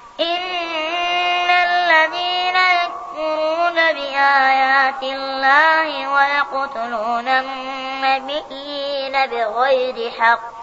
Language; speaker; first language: Arabic; native; Arabic